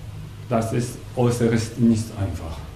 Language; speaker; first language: German; non-native, learner; Japanese